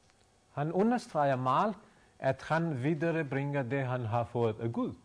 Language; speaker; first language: Danish; non-native, fluent; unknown